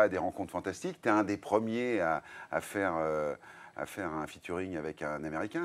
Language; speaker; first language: French; native; French